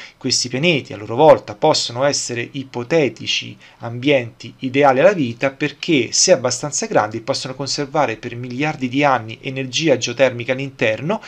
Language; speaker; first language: Italian; native; Italian